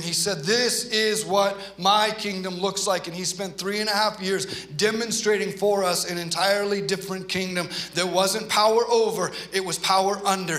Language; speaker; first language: English; native; English